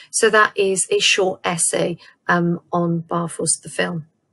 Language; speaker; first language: English; native; English